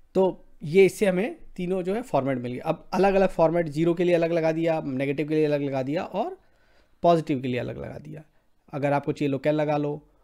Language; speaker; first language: Hindi; native; Hindi